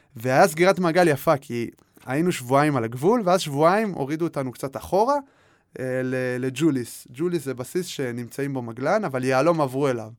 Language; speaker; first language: Hebrew; native; Hebrew